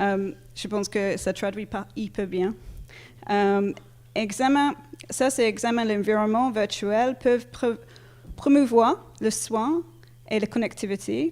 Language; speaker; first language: French; non-native, fluent; English